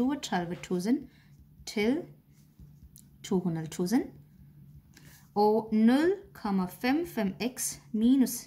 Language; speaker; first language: Danish; non-native, fluent; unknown